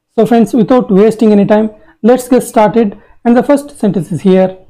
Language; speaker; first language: English; non-native, local second language; Kannada